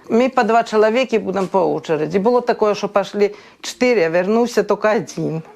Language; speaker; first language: Ukrainian; native; Ukrainian